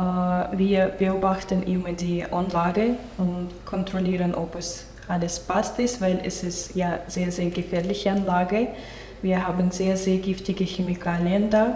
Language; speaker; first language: German; non-native, local second language; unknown